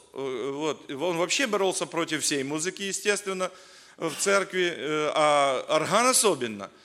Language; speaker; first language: Russian; native; Russian